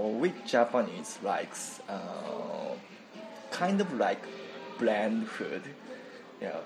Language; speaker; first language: English; non-native, learner; Japanese